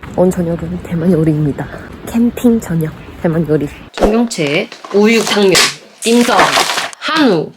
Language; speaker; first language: Korean; non-native, fluent; Chinese